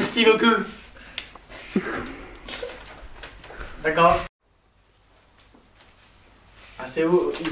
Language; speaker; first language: French; non-native, learner; Spanish